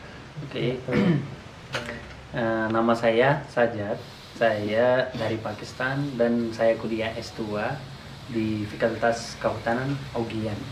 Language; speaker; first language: Indonesian; non-native, learner; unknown